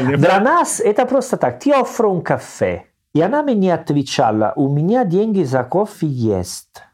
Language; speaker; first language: Russian; non-native, learner; Italian